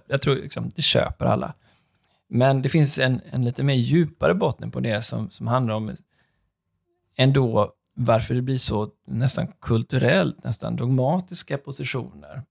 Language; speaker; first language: Swedish; native; Swedish